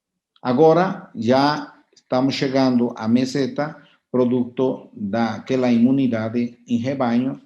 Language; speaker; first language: Portuguese; non-native, fluent; Spanish